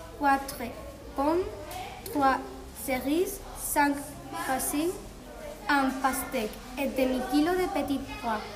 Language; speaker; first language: French; non-native, learner; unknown